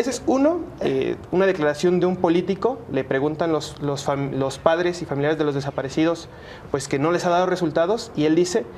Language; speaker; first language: Spanish; native; Spanish